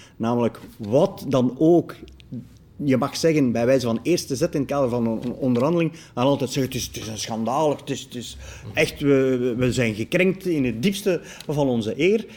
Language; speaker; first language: Dutch; native; Dutch